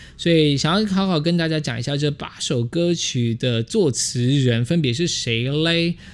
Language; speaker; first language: Chinese; native; Chinese